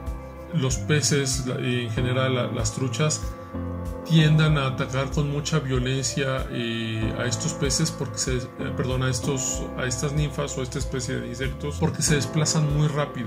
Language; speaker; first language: Spanish; native; Spanish